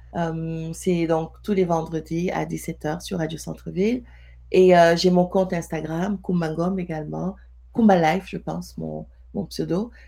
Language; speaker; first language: French; non-native, local second language; Wolof